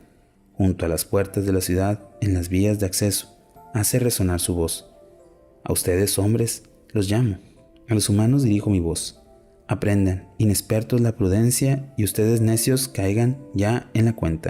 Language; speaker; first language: Spanish; native; Spanish